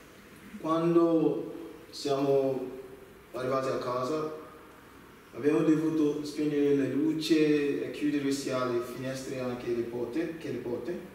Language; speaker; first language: Italian; non-native, learner; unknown